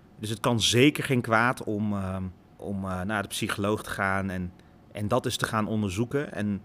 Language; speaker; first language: Dutch; early bilingual, other home language; Lingala